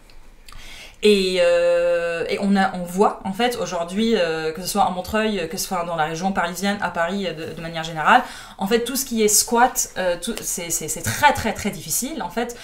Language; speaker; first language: French; non-native, fluent; Arabic